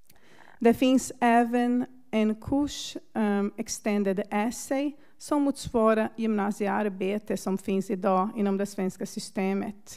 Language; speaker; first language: Swedish; non-native, fluent; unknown